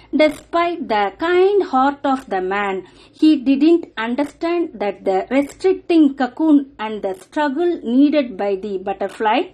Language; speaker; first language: English; non-native, local second language; Tamil